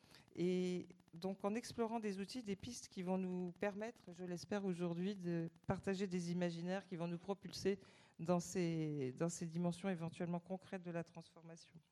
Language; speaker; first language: French; native; French